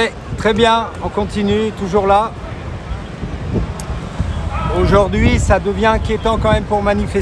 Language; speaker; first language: French; native; French